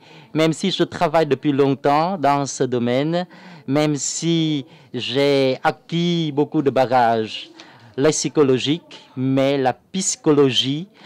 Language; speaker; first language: French; non-native, fluent; Vietnamese